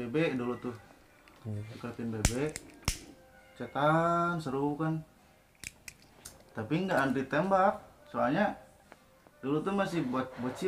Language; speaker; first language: Indonesian; non-native, local second language; Sundanese